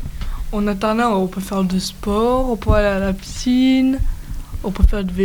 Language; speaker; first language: French; native; French